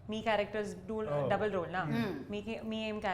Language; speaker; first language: Telugu; non-native, learner; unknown